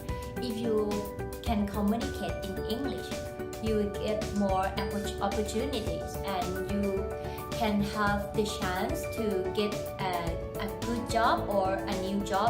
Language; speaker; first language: English; non-native, fluent; Thai